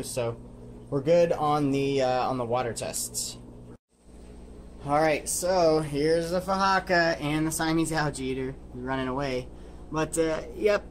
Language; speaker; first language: English; native; English